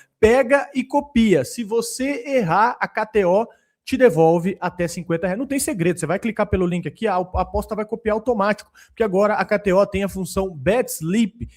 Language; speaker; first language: Portuguese; native; Portuguese